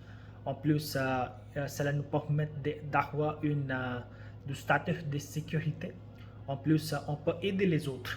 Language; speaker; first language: French; non-native, learner; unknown